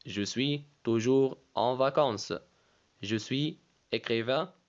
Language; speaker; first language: French; non-native, fluent; Arabic